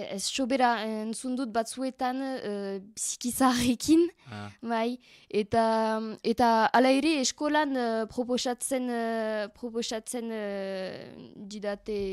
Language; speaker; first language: Basque; non-native, learner; French